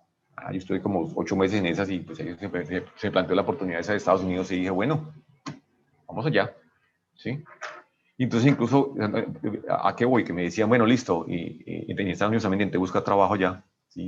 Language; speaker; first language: Spanish; native; Spanish